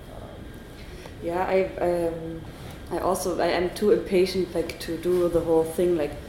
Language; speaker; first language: English; non-native, fluent; German